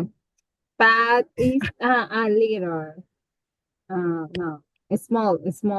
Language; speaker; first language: English; non-native, learner; Spanish